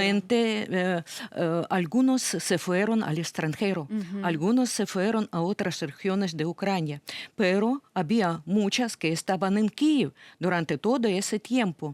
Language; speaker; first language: Spanish; non-native, fluent; Ukrainian